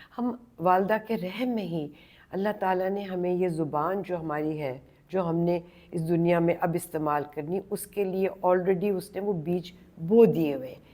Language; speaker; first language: Urdu; native; Urdu